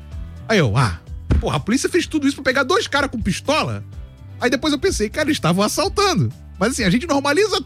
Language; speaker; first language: Portuguese; native; Portuguese